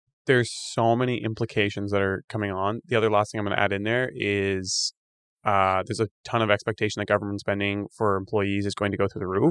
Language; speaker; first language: English; native; English